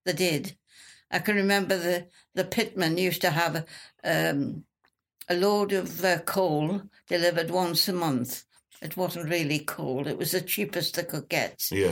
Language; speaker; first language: English; native; English